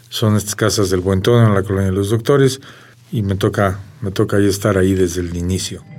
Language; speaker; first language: Spanish; native; Spanish